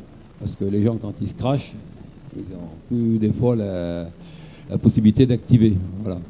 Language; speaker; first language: French; native; French